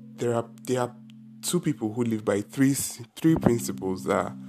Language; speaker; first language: English; non-native, local second language; Igbo